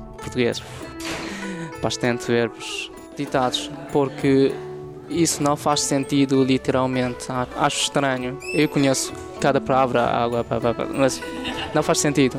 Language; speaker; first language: Portuguese; non-native, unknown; Chinese